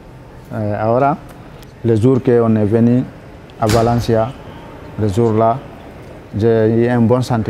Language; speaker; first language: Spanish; non-native, learner; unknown